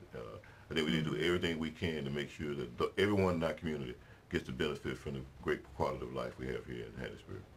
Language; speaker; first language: English; native; English